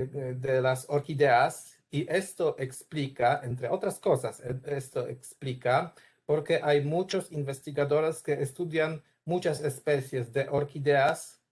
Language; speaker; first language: Spanish; non-native, learner; Polish